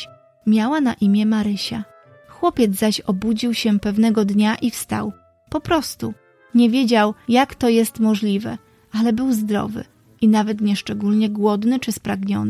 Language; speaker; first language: Polish; native; Polish